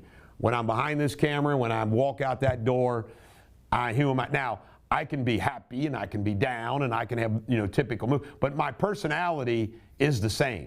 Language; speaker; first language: English; native; English